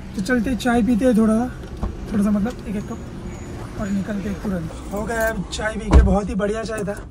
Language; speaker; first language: Hindi; non-native, local second language; Marathi